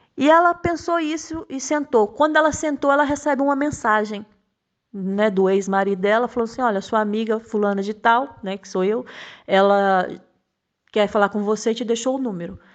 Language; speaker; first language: Portuguese; native; Portuguese